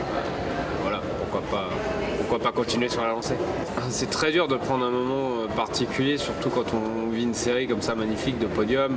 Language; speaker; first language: French; native; French